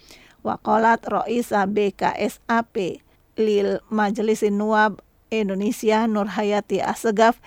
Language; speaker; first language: Arabic; non-native, fluent; Indonesian